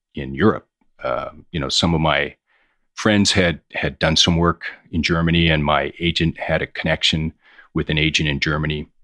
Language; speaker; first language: English; native; English